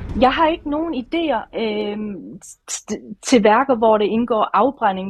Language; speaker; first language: Danish; early bilingual, other home language; Persian